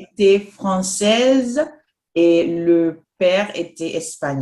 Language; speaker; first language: French; non-native, fluent; Spanish